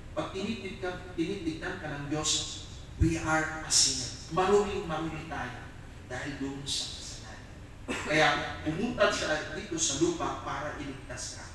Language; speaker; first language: Filipino; non-native, local second language; Iloko